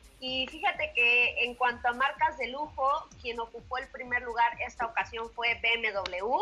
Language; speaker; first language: Spanish; native; Spanish